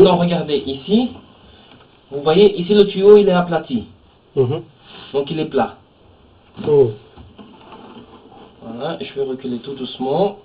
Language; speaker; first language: French; native; French